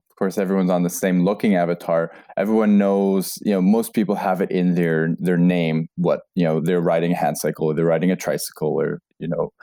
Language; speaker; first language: English; native; English